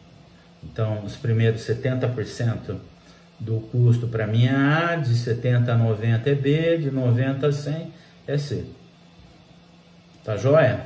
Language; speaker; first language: Portuguese; native; Portuguese